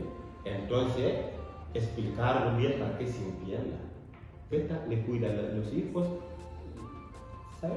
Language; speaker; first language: Spanish; non-native, learner; Fula